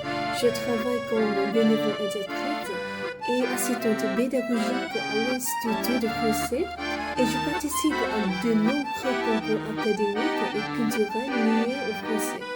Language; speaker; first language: French; non-native, fluent; Vietnamese